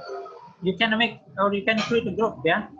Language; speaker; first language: English; non-native, fluent; Indonesian